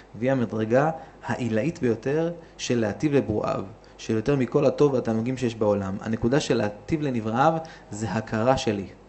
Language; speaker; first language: Hebrew; native; Hebrew